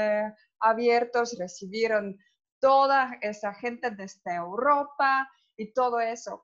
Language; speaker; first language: Spanish; non-native, fluent; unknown